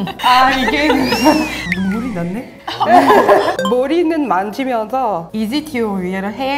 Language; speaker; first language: Korean; non-native, learner; French